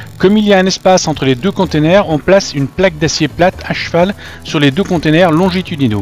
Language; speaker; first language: French; native; French